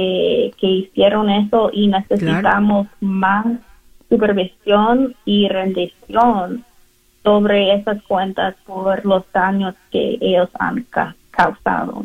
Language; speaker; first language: Spanish; non-native, learner; English